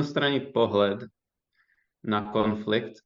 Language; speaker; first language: Czech; non-native, fluent; English